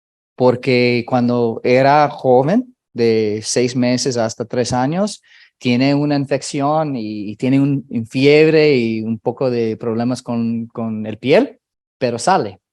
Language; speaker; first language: Spanish; non-native, fluent; English